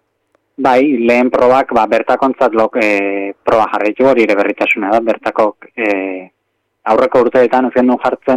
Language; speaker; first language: Basque; native; Basque